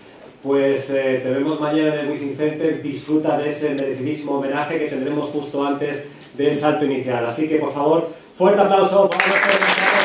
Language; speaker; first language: Spanish; native; Spanish